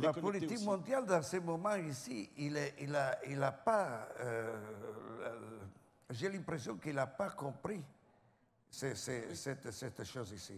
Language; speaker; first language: French; non-native, learner; Italian